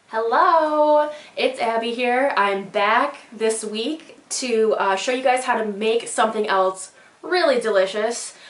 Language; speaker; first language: English; native; English